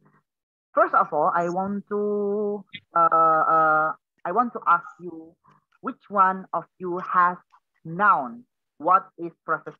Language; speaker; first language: English; non-native, learner; Indonesian